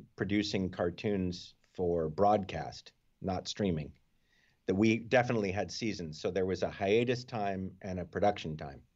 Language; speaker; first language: English; native; English